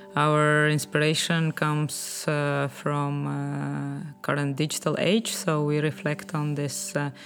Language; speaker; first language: English; non-native, fluent; Estonian